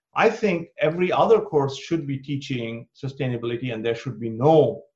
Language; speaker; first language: English; non-native, local second language; Bangla